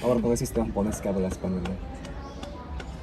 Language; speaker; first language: Spanish; non-native, fluent; Japanese